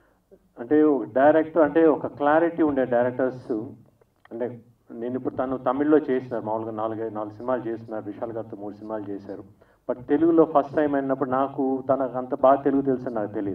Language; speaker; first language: Telugu; native; Telugu